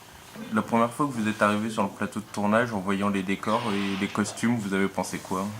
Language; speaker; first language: French; native; French